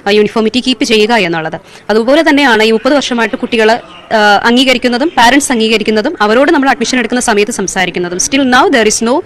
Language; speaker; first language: Malayalam; native; Malayalam